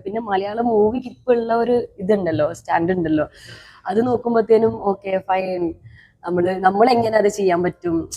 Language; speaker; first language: Malayalam; native; Malayalam